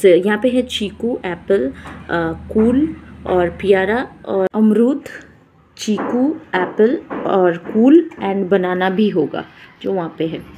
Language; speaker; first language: Hindi; non-native, local second language; Bangla